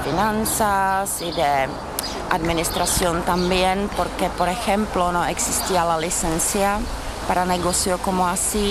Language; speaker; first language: Spanish; non-native, fluent; Czech